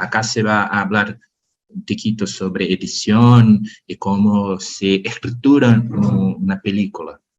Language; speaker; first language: Spanish; non-native, learner; Portuguese